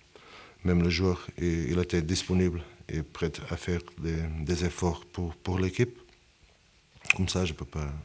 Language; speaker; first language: French; non-native, fluent; Portuguese